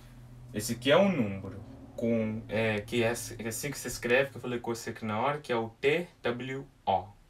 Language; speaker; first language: Portuguese; early bilingual, heritage; English